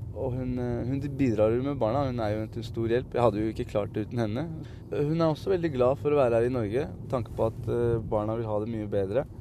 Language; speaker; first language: Norwegian; early bilingual, other home language; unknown